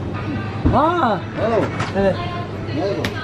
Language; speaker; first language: English; non-native, learner; Korean